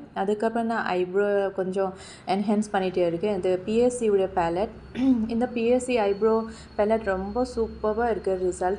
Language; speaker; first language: Tamil; non-native, fluent; Assamese